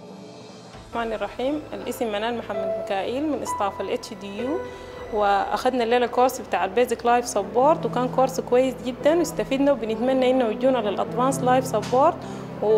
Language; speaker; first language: Arabic; native; Arabic